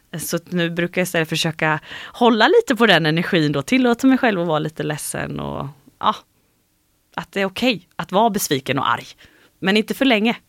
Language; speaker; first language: Swedish; native; Swedish